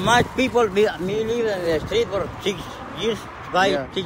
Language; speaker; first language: English; non-native, learner; Spanish